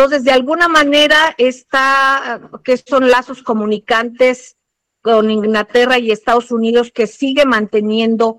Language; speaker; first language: Spanish; native; Spanish